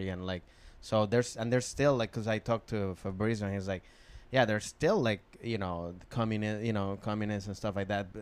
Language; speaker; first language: English; non-native, fluent; Spanish